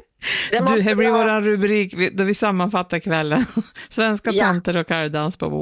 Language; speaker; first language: Swedish; native; Swedish